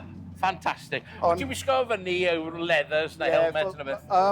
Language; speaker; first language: Welsh; native; Welsh